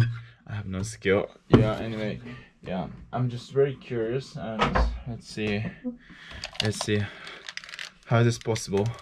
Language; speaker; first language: English; non-native, fluent; Japanese